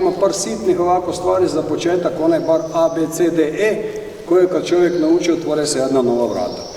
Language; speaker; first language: Croatian; native; Croatian